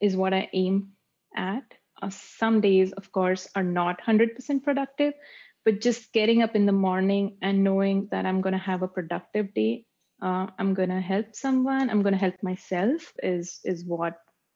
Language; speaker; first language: English; non-native, local second language; Marathi